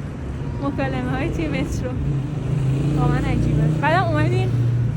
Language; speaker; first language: Persian; native; Persian